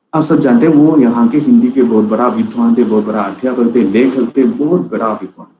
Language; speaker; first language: Hindi; non-native, local second language; Malayalam